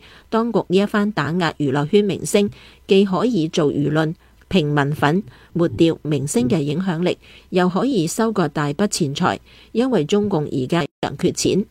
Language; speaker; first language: Chinese; non-native, local second language; Cantonese